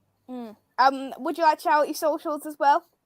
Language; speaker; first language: English; native; English